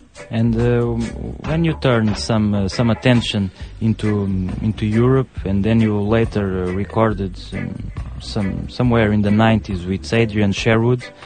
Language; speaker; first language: English; non-native, fluent; Portuguese